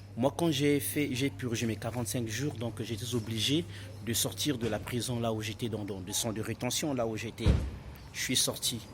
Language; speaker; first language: French; non-native, local second language; Lingala